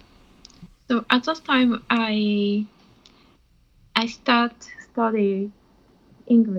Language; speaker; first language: English; non-native, learner; Japanese